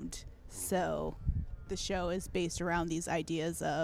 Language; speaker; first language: English; native; English